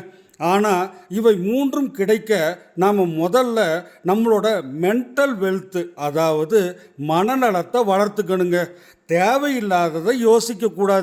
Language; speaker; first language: Tamil; native; Tamil